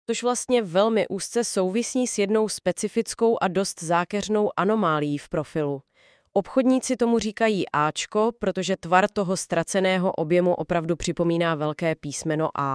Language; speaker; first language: Czech; native; Czech